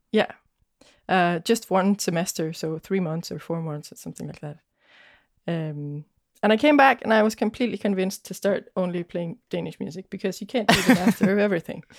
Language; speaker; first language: English; non-native, fluent; Danish